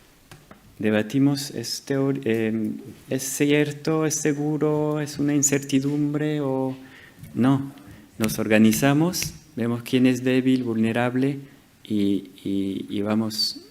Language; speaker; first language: Spanish; non-native, fluent; French